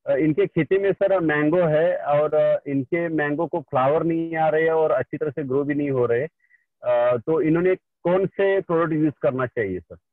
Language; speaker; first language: Hindi; non-native, local second language; Marathi